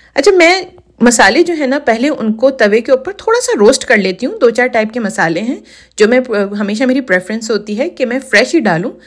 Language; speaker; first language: Urdu; native; Urdu